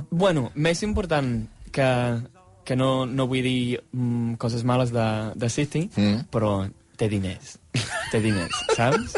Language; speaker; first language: Catalan; non-native, fluent; English